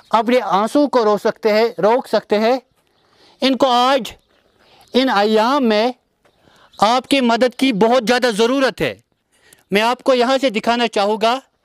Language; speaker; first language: Hindi; non-native, local second language; Kashmiri